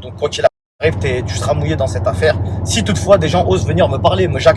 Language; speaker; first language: French; native; French